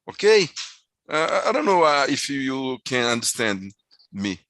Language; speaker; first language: English; non-native, learner; Portuguese